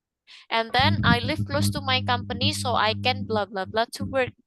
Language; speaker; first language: English; non-native, fluent; Indonesian